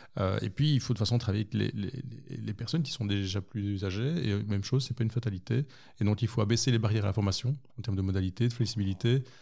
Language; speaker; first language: French; native; French